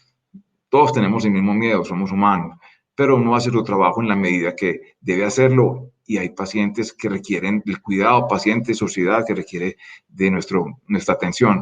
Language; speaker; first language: Spanish; native; Spanish